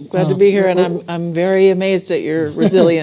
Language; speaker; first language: English; native; English